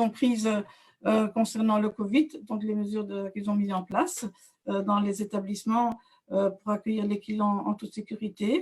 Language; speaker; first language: French; native; French